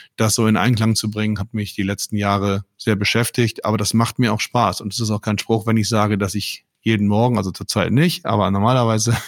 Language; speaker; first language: German; native; German